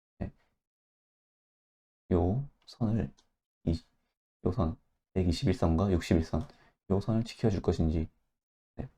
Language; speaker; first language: Korean; native; Korean